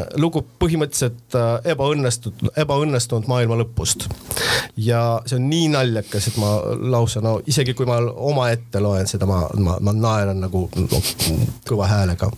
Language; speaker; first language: Estonian; non-native, local second language; Russian